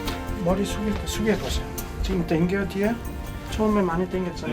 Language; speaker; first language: Korean; non-native, fluent; German